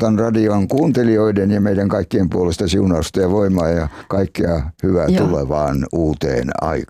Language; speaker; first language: Finnish; native; Finnish